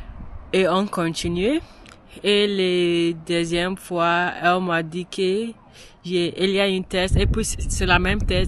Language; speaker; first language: French; non-native, learner; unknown